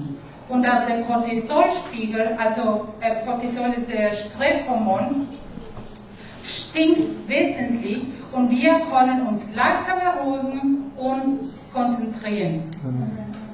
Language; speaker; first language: German; non-native, fluent; Spanish